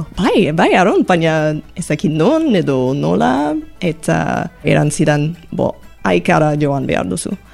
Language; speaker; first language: Basque; non-native, learner; English